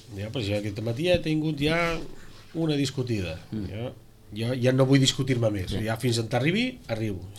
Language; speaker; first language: Catalan; native; Catalan